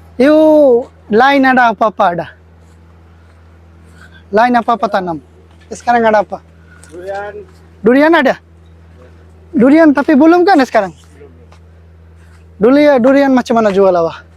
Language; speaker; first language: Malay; non-native, learner; Bangla